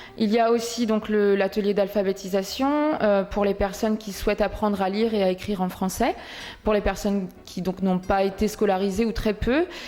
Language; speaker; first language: French; native; French